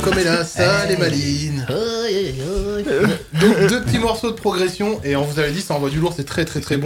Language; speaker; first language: French; native; French